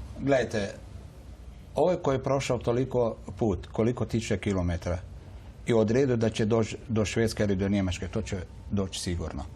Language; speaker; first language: Bosnian; non-native, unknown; Arabic